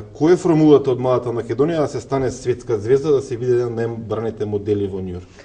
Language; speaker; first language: Macedonian; native; Macedonian